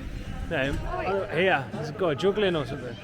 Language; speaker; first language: English; native; English